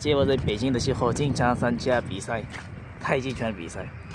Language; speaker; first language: Chinese; non-native, fluent; Bangla